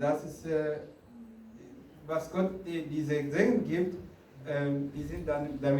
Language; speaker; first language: German; non-native, fluent; Rundi